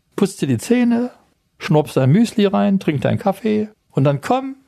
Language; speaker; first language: German; native; German